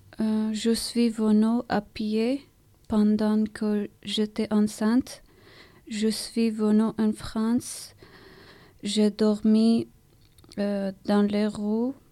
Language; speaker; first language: French; non-native, learner; Persian